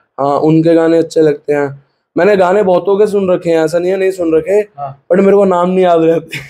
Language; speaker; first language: Hindi; native; Hindi